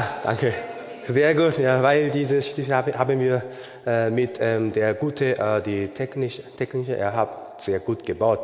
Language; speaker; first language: German; non-native, learner; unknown